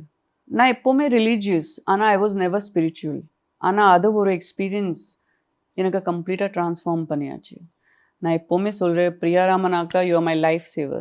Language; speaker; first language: Tamil; non-native, fluent; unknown